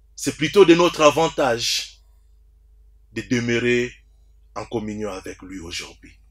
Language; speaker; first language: French; non-native, local second language; Swahili